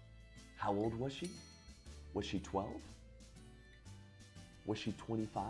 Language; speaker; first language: English; native; English